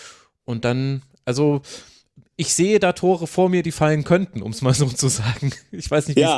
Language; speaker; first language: German; native; German